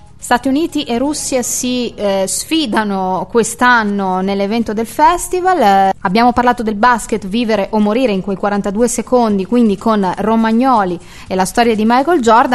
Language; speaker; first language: Italian; native; Italian